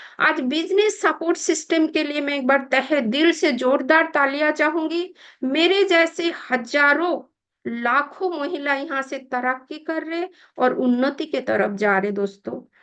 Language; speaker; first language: Hindi; non-native, local second language; Bangla